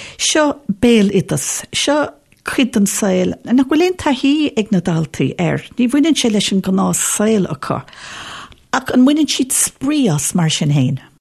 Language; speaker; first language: Irish; native; Irish